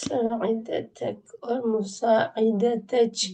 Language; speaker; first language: Arabic; non-native, learner; Urdu